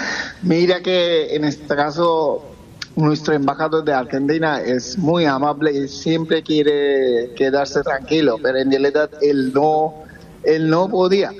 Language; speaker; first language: Spanish; non-native, fluent; Bangla